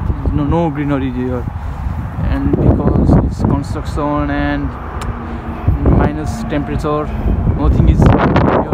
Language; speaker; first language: English; non-native, learner; Nepali